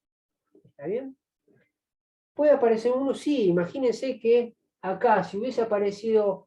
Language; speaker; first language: Spanish; native; Spanish